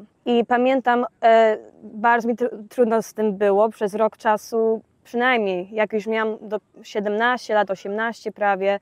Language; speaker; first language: Polish; early bilingual, heritage; Polish